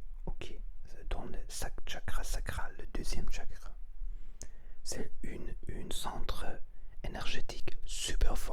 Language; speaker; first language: French; non-native, learner; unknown